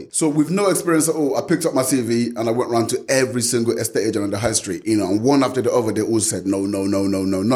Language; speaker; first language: English; non-native, local second language; Yoruba